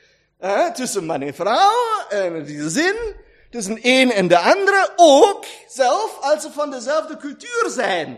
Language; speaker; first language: Dutch; non-native, learner; German